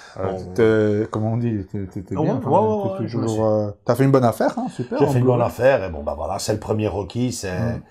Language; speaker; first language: French; native; French